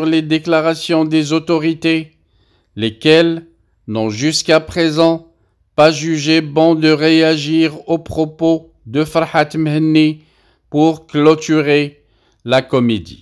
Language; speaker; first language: French; non-native, local second language; Arabic